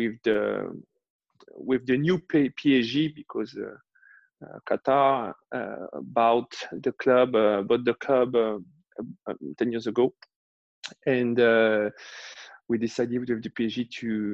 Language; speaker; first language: English; non-native, fluent; French